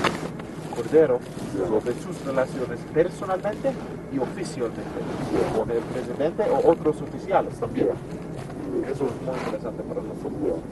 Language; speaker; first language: Spanish; non-native, fluent; English